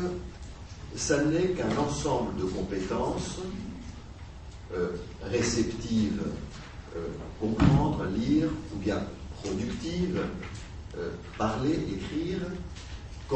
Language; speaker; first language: French; native; French